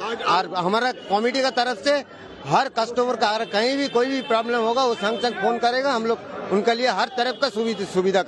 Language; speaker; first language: Hindi; non-native, local second language; Bangla